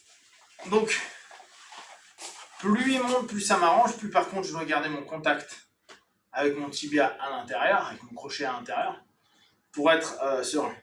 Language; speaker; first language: French; native; French